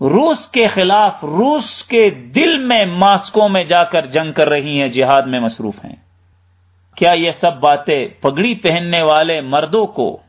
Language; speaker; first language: Urdu; native; Urdu